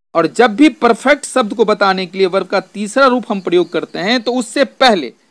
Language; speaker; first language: Hindi; native; Hindi